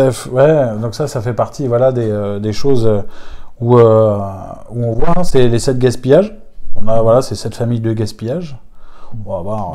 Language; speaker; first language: French; native; French